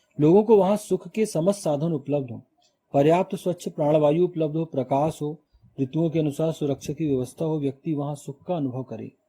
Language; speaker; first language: Hindi; native; Hindi